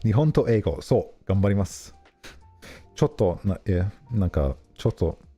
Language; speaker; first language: Japanese; non-native, learner; English